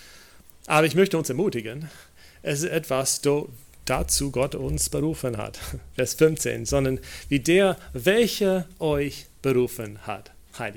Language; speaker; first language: German; non-native, fluent; English